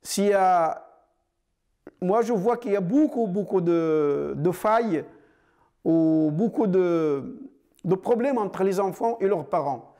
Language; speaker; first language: French; non-native, fluent; Arabic